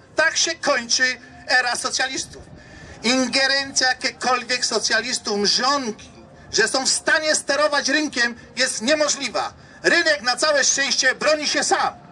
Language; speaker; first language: Polish; native; Polish